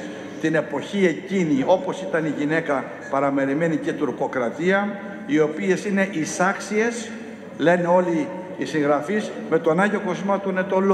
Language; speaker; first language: Greek; native; Greek